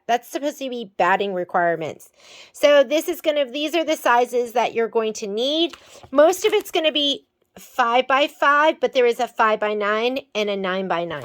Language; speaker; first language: English; native; English